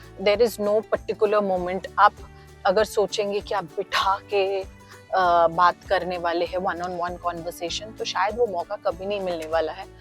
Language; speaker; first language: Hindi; non-native, local second language; Bangla